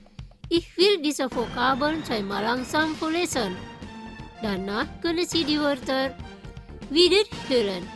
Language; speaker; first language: German; non-native, fluent; Indonesian